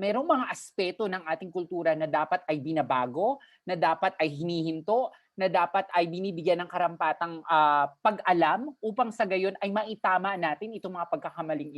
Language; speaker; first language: Filipino; native; Filipino